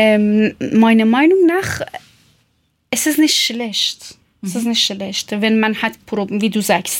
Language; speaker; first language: German; non-native, learner; Persian